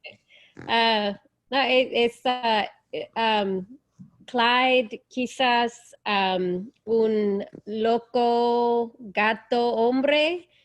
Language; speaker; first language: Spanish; non-native, learner; English